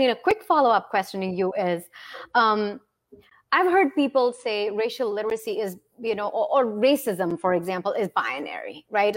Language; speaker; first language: English; non-native, local second language; Hindi